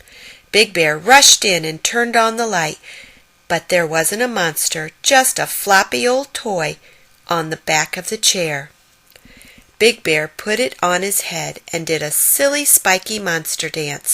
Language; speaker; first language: English; native; English